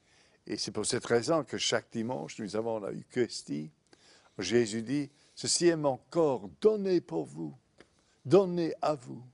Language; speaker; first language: French; non-native, fluent; English